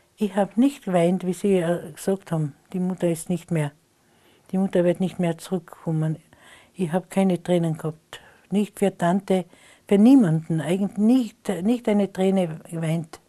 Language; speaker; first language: German; non-native, local second language; Slovenian